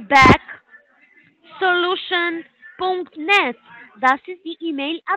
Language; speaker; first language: German; non-native, learner; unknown